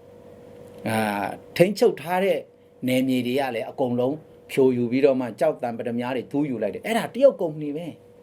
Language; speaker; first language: Burmese; non-native, local second language; Shan